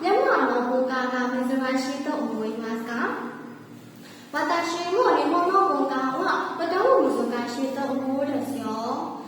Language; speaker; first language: Japanese; non-native, learner; Burmese